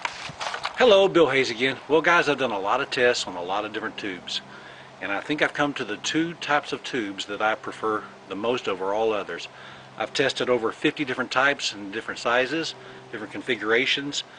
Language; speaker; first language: English; native; English